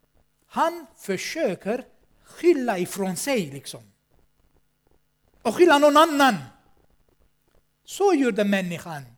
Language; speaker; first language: Swedish; non-native, fluent; Armenian